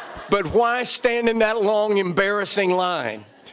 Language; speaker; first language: English; native; English